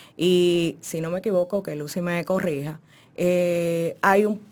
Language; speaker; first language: Spanish; native; Spanish